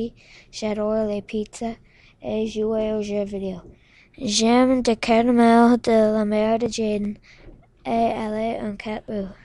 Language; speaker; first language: French; non-native, local second language; English